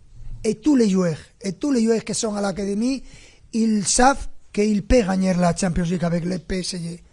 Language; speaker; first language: French; non-native, fluent; Spanish